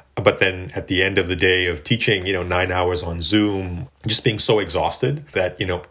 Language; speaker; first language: English; native; English